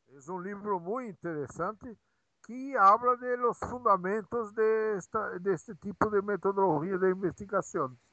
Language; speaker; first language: Spanish; non-native, fluent; Portuguese